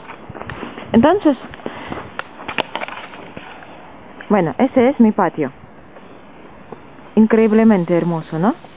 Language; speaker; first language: Spanish; non-native, fluent; Russian